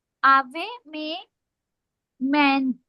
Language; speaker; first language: French; non-native, learner; Hindi